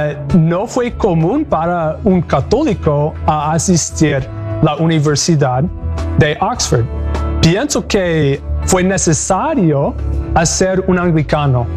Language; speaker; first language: Spanish; non-native, learner; English